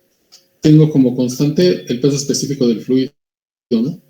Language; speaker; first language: Spanish; native; Spanish